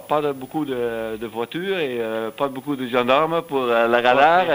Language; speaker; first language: French; non-native, learner; Dutch